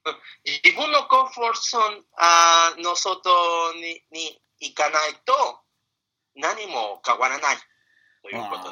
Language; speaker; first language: Japanese; non-native, fluent; Spanish